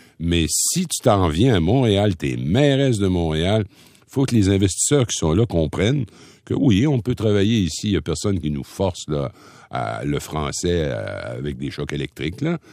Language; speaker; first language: French; native; French